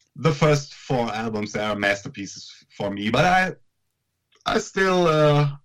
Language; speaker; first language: English; non-native, fluent; German